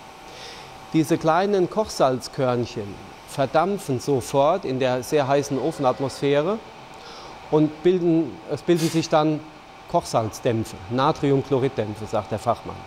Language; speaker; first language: German; native; German